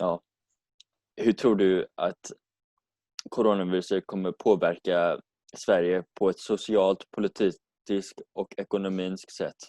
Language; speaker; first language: Swedish; non-native, learner; English